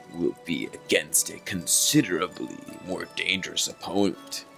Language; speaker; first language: English; native; English